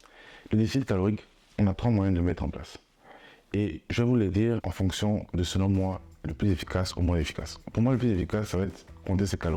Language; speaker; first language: French; native; French